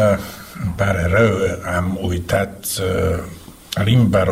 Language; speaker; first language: Romanian; non-native, learner; Slovak